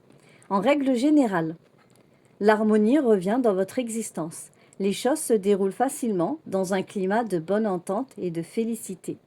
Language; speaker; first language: French; native; French